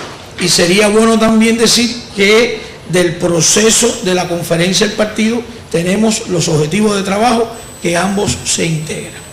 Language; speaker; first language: Spanish; native; Spanish